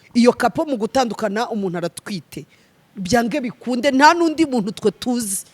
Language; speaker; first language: Kinyarwanda; native; Kinyarwanda